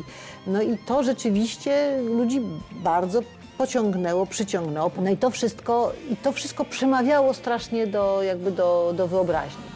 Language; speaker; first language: Polish; native; Polish